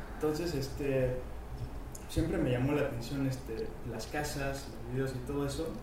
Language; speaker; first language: Spanish; native; Spanish